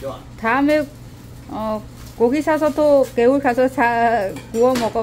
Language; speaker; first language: Korean; non-native, learner; Vietnamese